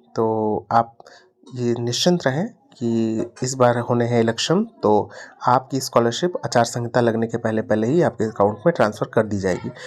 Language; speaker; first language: Hindi; native; Hindi